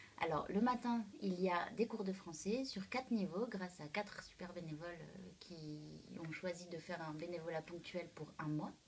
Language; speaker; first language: French; native; French